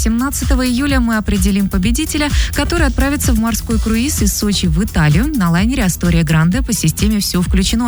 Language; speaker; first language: Russian; native; Russian